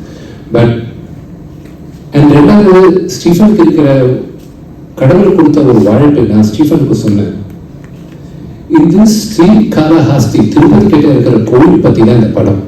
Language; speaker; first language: Tamil; non-native, local second language; Telugu